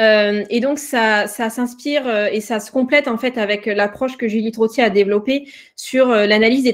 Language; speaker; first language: French; native; French